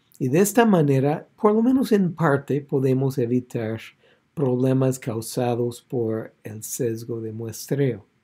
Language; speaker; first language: Spanish; non-native, fluent; English